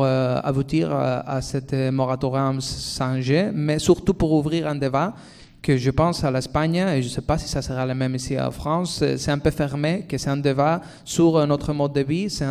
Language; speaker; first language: French; non-native, fluent; Spanish